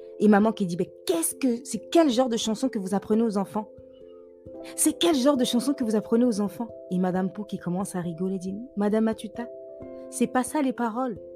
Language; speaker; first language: French; native; French